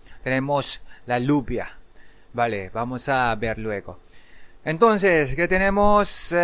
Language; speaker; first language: Spanish; non-native, learner; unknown